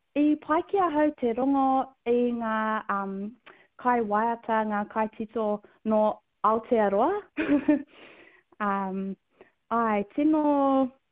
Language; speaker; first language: Māori; non-native, local second language; English